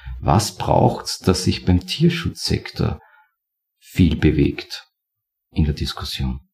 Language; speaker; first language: German; native; German